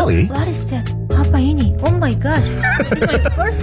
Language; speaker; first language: English; non-native, learner; Korean